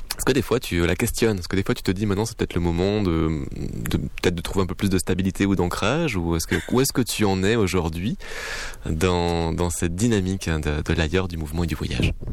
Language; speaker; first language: French; native; French